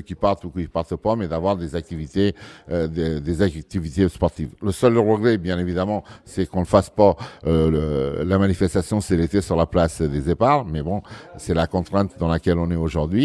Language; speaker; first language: French; early bilingual, other home language; Portuguese